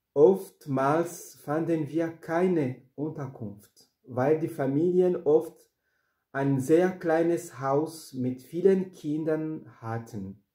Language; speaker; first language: German; non-native, fluent; Rundi